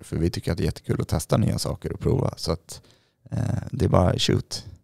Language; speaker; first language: Swedish; native; Swedish